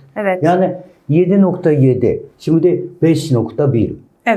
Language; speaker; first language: Turkish; non-native, learner; Japanese